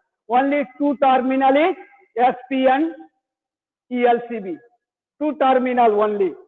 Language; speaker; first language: English; non-native, learner; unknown